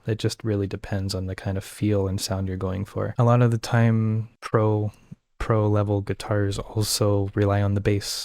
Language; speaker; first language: English; native; English